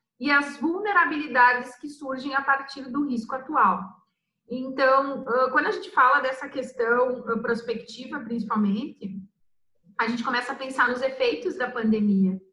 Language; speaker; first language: Portuguese; native; Portuguese